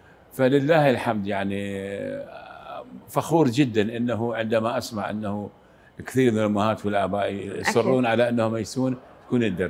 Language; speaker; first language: Arabic; native; Arabic